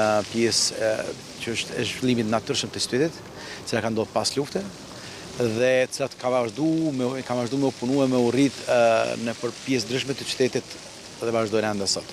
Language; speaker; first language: Albanian; native; Albanian